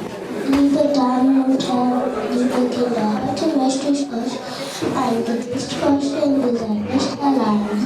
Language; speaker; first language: German; early bilingual, other home language; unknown